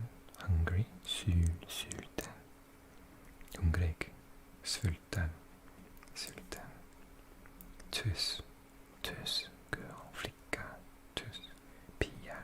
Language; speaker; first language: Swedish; non-native, learner; English